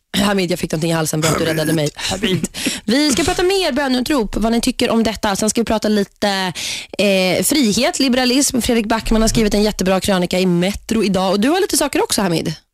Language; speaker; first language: Swedish; native; Swedish